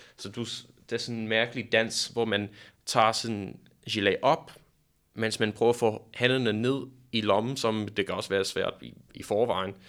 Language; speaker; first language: Danish; non-native, fluent; English